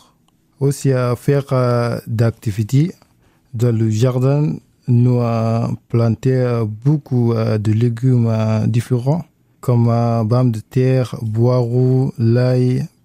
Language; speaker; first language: French; non-native, learner; Arabic